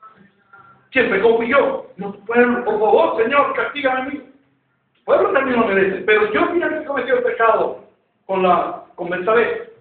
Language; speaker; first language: Spanish; native; Spanish